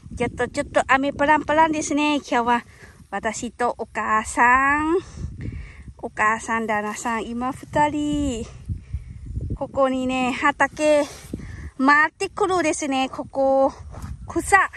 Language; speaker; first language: Japanese; non-native, learner; Lao